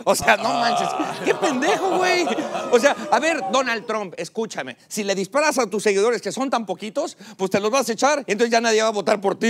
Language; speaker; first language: Spanish; native; Spanish